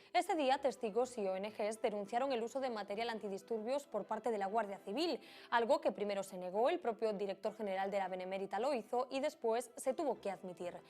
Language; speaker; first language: Spanish; native; Spanish